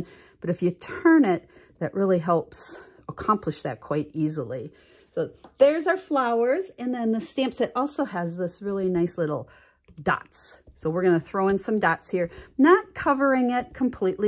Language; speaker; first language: English; native; English